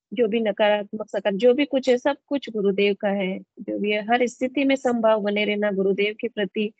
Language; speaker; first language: Hindi; native; Hindi